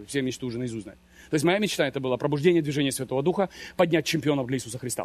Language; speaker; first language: Russian; native; Russian